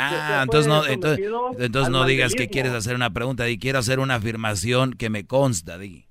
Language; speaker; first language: Spanish; native; Spanish